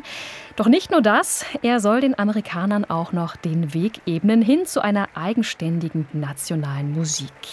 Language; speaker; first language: German; native; German